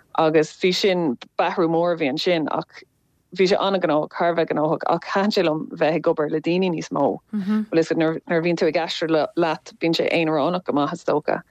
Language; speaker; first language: Irish; native; Irish